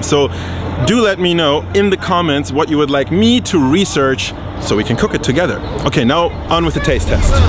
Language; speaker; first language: English; non-native, fluent; German